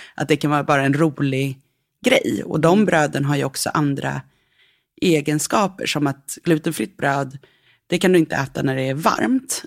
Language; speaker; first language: Swedish; native; Swedish